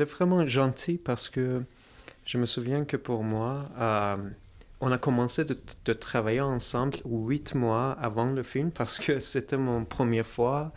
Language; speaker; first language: French; non-native, fluent; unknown